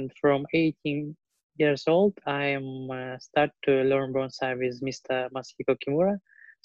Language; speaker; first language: English; non-native, learner; Russian